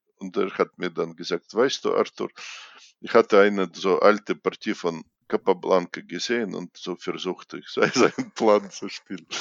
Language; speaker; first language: German; non-native, fluent; Russian